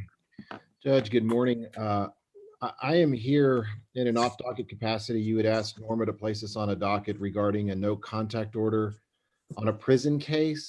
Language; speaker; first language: English; native; English